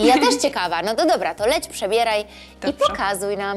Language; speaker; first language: Polish; native; Polish